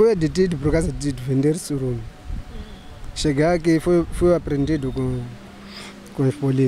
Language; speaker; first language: Portuguese; non-native, local second language; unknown